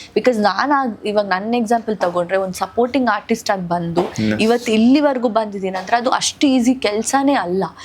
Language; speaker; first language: Kannada; non-native, local second language; Tulu